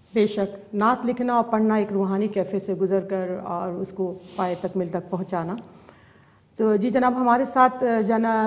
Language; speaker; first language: Urdu; native; Urdu